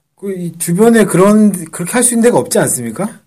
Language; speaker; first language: Korean; native; Korean